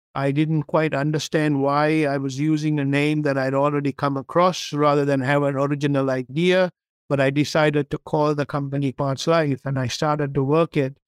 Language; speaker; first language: English; non-native, local second language; Tamil